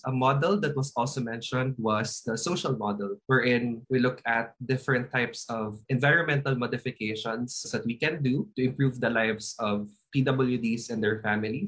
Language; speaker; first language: English; non-native, local second language; Hiligaynon